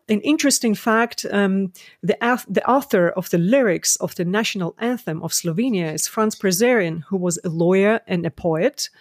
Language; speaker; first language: English; non-native, fluent; Ukrainian